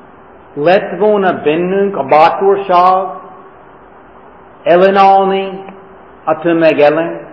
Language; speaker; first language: Hungarian; non-native, fluent; English